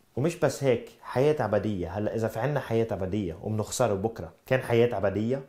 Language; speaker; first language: Arabic; early bilingual, heritage; Arabic